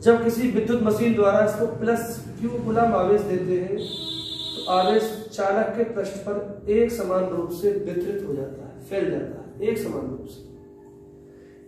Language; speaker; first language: Hindi; native; Hindi